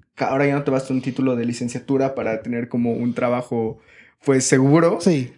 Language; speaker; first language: Spanish; native; Spanish